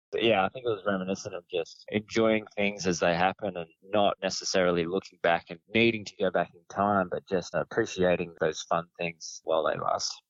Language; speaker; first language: English; native; English